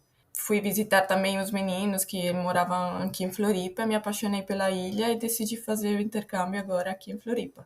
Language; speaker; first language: Portuguese; non-native, fluent; Italian